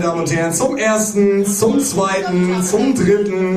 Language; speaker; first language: German; native; German